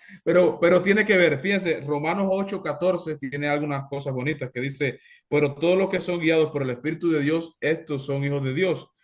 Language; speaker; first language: Spanish; native; Spanish